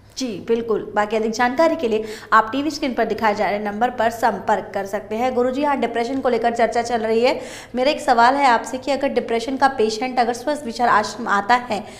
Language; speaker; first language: Hindi; native; Hindi